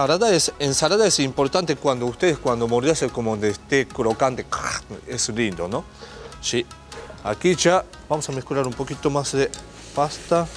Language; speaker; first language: Spanish; non-native, learner; Japanese